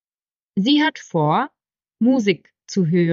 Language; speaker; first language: German; non-native, fluent; Czech